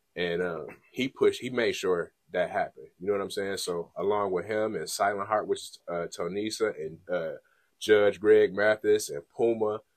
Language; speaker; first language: English; native; English